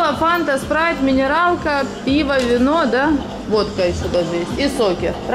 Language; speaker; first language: Russian; native; Russian